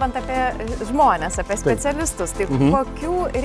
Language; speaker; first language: Lithuanian; native; Lithuanian